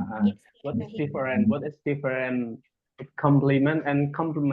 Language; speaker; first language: English; non-native, learner; Indonesian